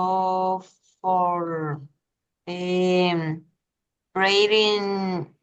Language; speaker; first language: English; non-native, learner; Spanish